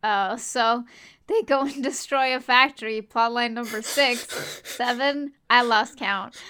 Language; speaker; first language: English; native; English